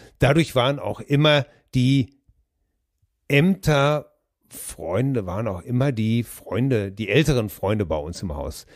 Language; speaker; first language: German; native; German